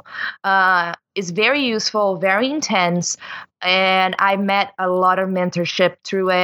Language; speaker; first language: English; non-native, fluent; Portuguese